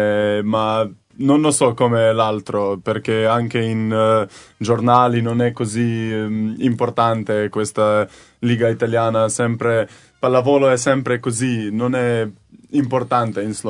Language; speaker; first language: Italian; non-native, learner; Slovenian